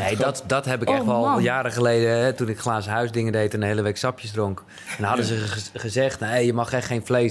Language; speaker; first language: Dutch; native; Dutch